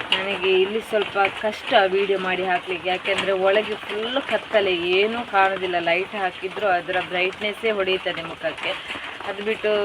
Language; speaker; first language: Kannada; non-native, local second language; Tulu